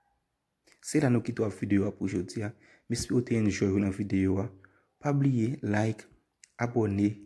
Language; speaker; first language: French; non-native, local second language; Haitian Creole